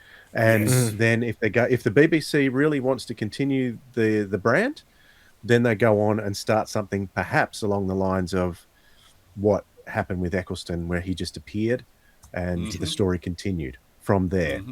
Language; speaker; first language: English; native; English